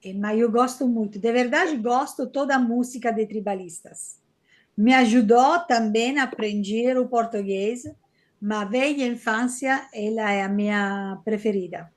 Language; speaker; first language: Portuguese; non-native, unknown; Italian